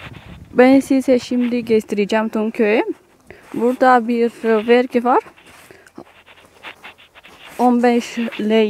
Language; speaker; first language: Turkish; non-native, learner; Romanian